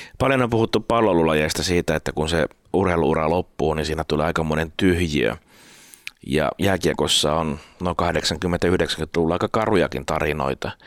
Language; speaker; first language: Finnish; native; Finnish